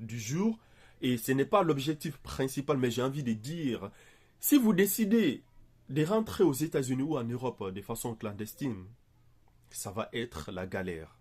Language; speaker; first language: French; native; French